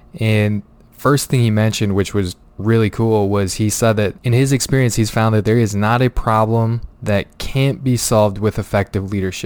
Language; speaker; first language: English; native; English